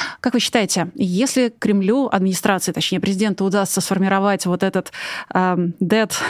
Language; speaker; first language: Russian; native; Russian